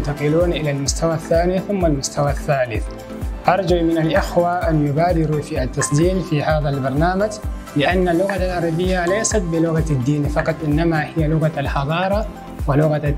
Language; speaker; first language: Arabic; non-native, fluent; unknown